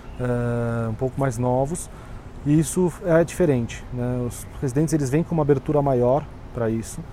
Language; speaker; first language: Portuguese; native; Portuguese